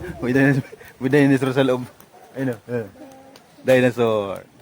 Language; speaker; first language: Filipino; native; Filipino